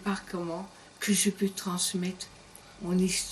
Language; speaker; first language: French; non-native, learner; German